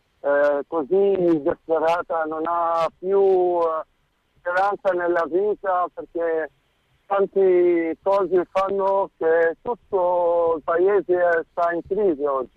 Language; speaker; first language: Italian; non-native, fluent; Arabic